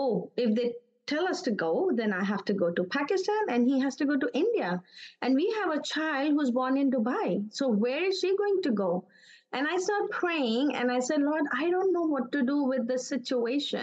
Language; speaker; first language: English; non-native, local second language; Urdu